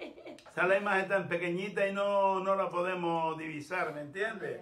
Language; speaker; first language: Spanish; native; Spanish